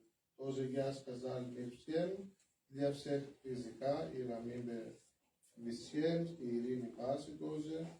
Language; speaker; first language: Russian; non-native, learner; Greek